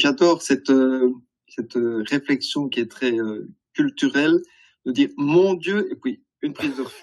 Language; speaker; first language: French; native; French